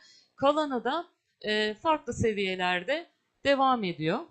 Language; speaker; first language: Turkish; native; Turkish